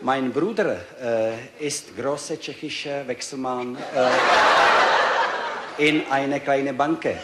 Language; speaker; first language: German; non-native, learner; Czech